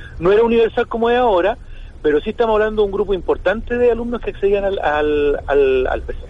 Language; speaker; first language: Spanish; native; Spanish